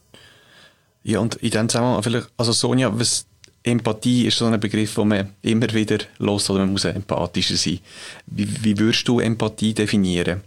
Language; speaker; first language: German; native; German